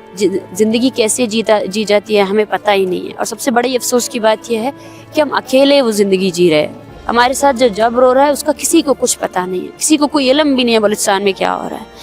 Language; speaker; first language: Urdu; non-native, local second language; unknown